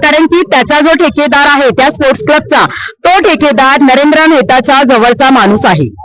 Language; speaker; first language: Marathi; native; Marathi